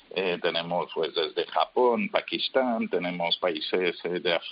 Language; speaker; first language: Spanish; non-native, fluent; French